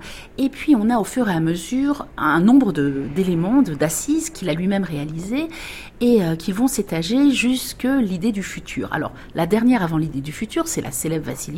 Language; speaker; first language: French; native; French